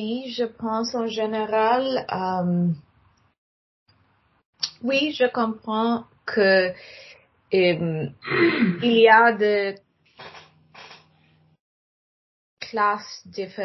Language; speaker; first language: French; non-native, learner; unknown